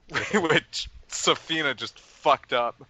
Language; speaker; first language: English; native; English